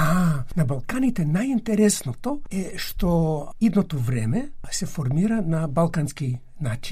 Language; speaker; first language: Bulgarian; non-native, fluent; English